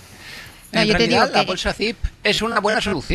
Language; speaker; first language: Spanish; native; Spanish